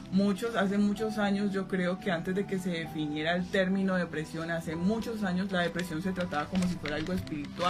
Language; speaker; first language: Spanish; native; Spanish